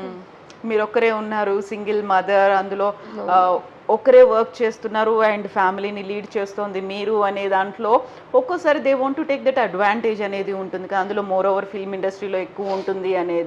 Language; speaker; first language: Telugu; native; Telugu